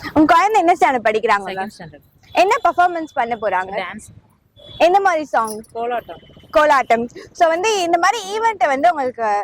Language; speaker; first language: Tamil; native; Tamil